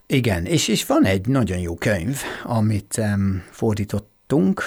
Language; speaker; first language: Hungarian; non-native, fluent; English